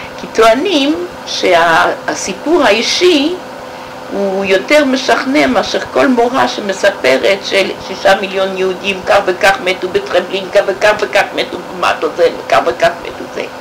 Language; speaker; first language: Hebrew; non-native, fluent; French